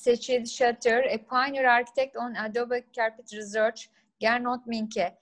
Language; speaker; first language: English; non-native, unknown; Turkish